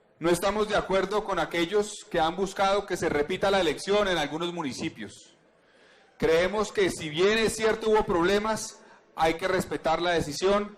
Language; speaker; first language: Spanish; native; Spanish